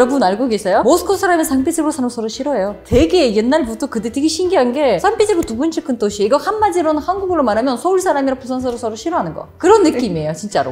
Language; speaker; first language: Korean; non-native, fluent; Uzbek